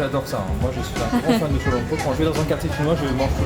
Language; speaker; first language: French; native; French